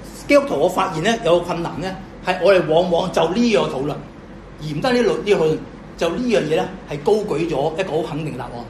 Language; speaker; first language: Cantonese; native; Cantonese